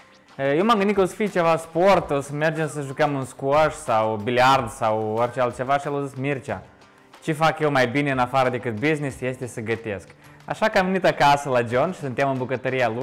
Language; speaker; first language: Romanian; native; Romanian